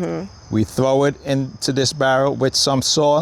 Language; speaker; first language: English; native; English